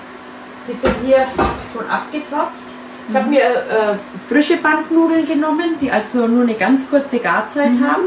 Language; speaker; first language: German; native; German